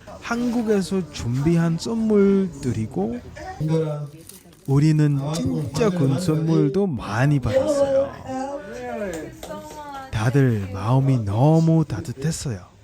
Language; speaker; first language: Korean; non-native, fluent; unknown